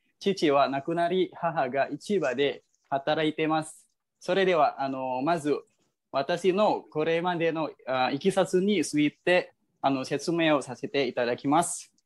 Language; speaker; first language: Japanese; non-native, fluent; Indonesian